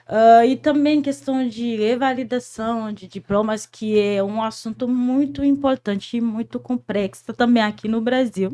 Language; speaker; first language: Portuguese; non-native, fluent; Haitian Creole